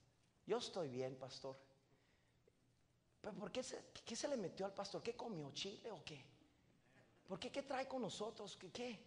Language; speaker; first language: Spanish; native; Spanish